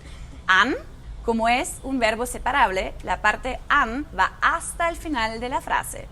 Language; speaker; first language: Spanish; non-native, fluent; German